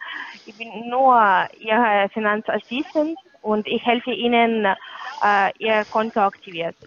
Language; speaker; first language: German; non-native, learner; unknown